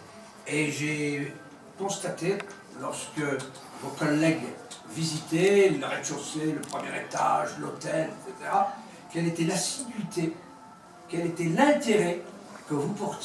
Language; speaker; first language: French; native; French